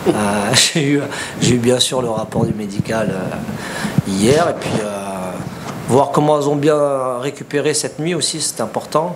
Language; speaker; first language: French; native; French